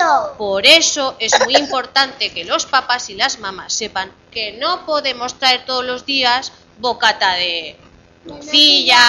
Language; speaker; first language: Spanish; native; Spanish